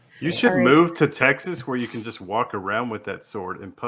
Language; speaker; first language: English; native; English